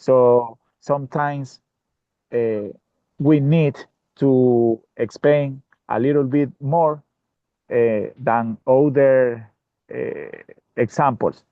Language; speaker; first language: English; non-native, learner; Spanish